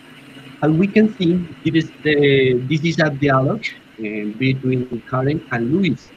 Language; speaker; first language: English; non-native, learner; Spanish